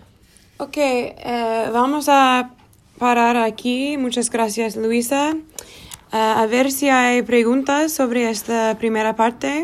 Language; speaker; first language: Spanish; non-native, learner; Portuguese